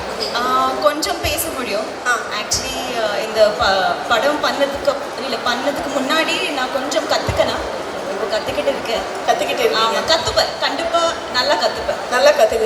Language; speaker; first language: Tamil; non-native, learner; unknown